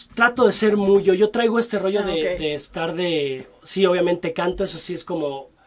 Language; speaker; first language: Spanish; native; Spanish